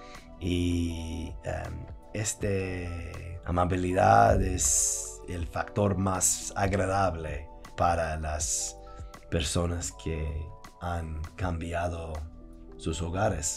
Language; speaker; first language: Spanish; non-native, fluent; English